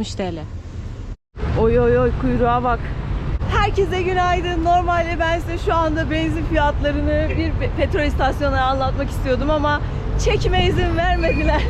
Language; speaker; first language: Turkish; native; Turkish